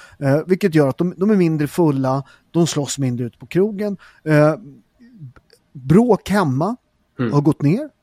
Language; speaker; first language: Swedish; early bilingual, other home language; Italian